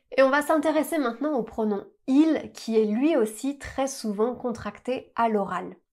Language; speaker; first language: French; native; French